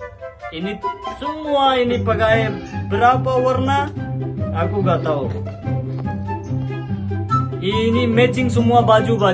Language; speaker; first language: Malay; non-native, learner; Urdu